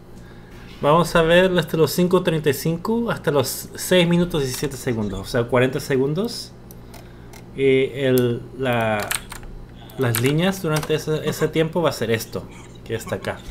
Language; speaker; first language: Spanish; non-native, fluent; Korean